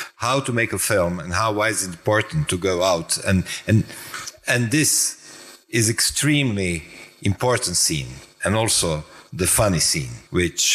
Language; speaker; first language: English; non-native, fluent; Croatian